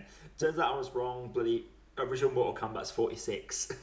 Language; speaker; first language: English; native; English